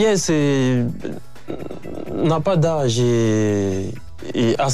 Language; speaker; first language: Russian; non-native, learner; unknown